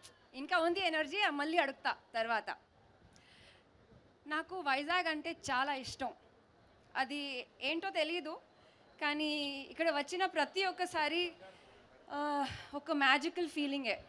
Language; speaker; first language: Telugu; non-native, learner; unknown